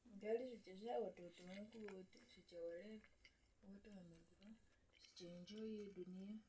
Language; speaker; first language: Swahili; native; Swahili